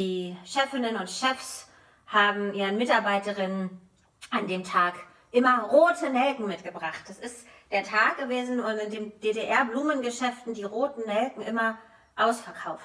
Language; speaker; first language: German; native; German